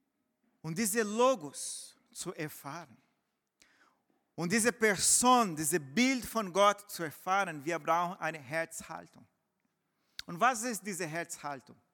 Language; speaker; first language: German; non-native, fluent; Portuguese